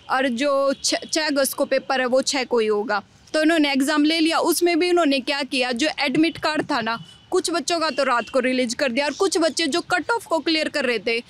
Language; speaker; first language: Hindi; native; Hindi